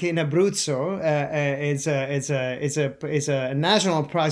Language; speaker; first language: English; non-native, fluent; Italian